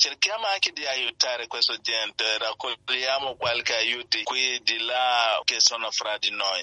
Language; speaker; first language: Italian; non-native, learner; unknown